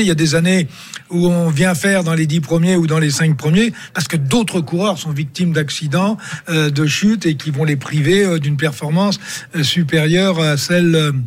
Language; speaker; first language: French; native; French